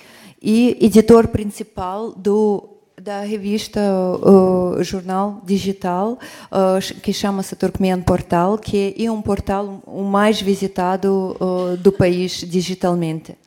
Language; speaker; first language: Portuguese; non-native, fluent; Russian